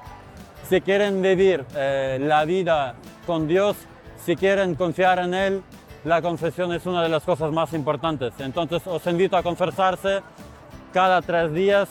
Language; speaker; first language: Spanish; non-native, fluent; Ukrainian